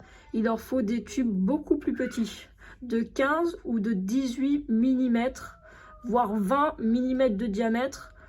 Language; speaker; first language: French; native; French